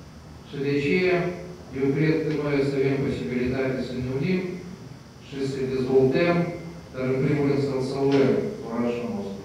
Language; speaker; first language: Romanian; non-native, local second language; Russian